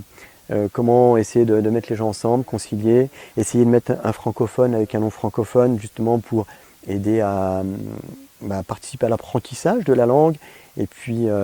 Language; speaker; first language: French; native; French